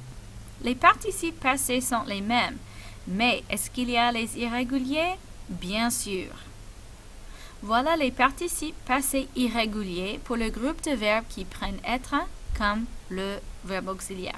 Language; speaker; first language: French; non-native, fluent; English